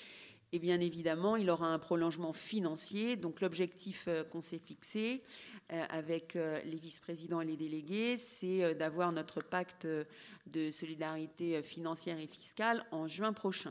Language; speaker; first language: French; native; French